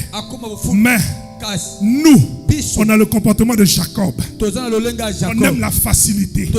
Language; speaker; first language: French; native; French